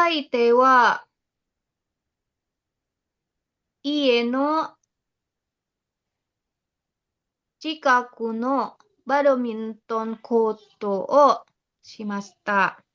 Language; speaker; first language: Japanese; non-native, learner; Indonesian